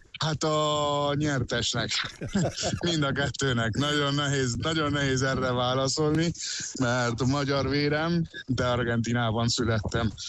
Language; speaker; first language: Hungarian; early bilingual, heritage; Hungarian